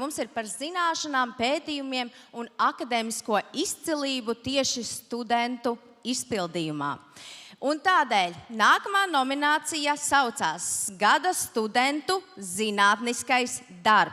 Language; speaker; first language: Latvian; native; Latvian